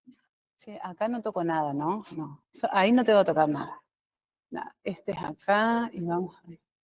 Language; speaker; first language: Spanish; native; Spanish